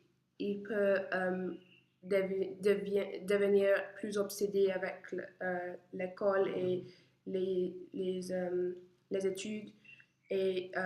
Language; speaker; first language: French; non-native, learner; English